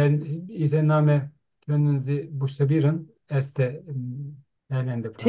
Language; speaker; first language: German; non-native, learner; Turkish